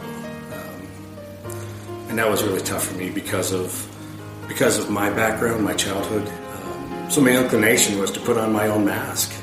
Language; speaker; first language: English; native; English